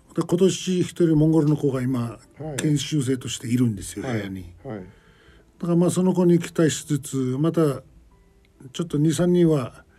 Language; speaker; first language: Japanese; non-native, fluent; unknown